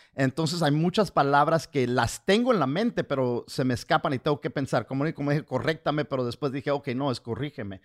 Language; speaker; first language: Spanish; early bilingual, heritage; Spanish